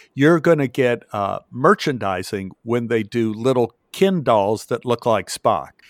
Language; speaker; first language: English; native; English